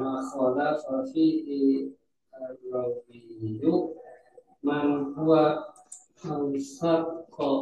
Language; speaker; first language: Arabic; non-native, learner; Indonesian